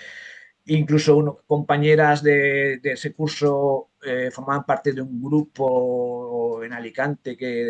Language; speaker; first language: Spanish; native; Spanish